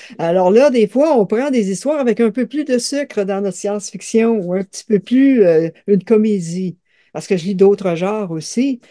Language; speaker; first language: French; native; French